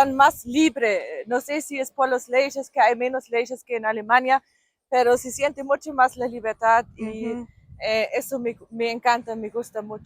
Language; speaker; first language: Spanish; non-native, fluent; German